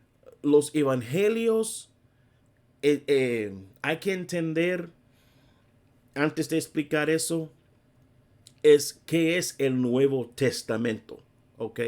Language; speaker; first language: Spanish; non-native, fluent; English